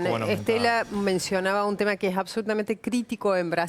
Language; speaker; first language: Spanish; native; Spanish